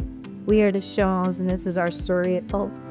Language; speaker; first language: English; native; English